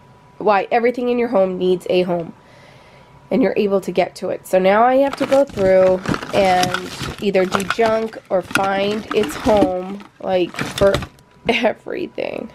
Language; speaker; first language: English; native; English